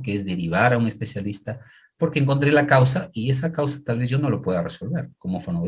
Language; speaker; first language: Spanish; native; Spanish